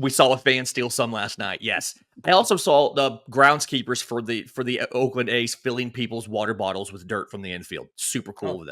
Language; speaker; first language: English; native; English